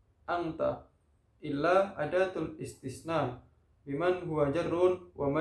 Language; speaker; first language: Arabic; non-native, learner; Indonesian